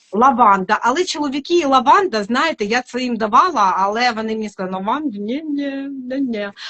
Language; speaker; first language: Ukrainian; non-native, local second language; Russian